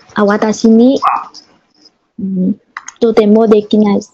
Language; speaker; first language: Japanese; non-native, learner; Vietnamese